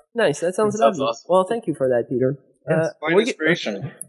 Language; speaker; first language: English; non-native, fluent; French